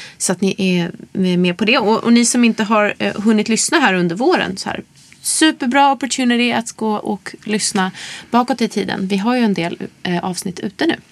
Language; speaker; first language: Swedish; native; Swedish